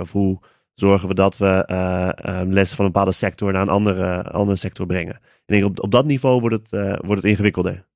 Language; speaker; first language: Dutch; native; Dutch